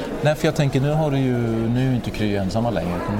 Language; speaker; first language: Swedish; native; Swedish